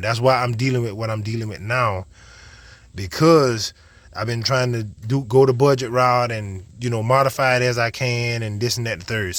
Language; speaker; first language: English; native; English